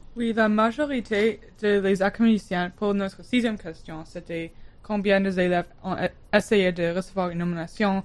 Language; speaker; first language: French; non-native, learner; English